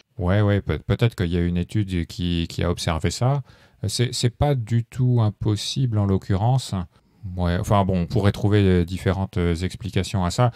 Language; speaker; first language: French; native; French